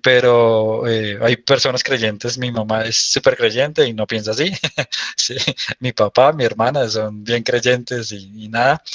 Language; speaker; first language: Spanish; native; Spanish